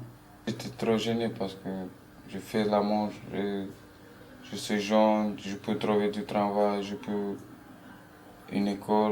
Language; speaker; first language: French; early bilingual, other home language; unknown